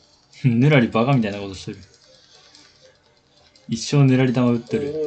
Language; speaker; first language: Japanese; native; Japanese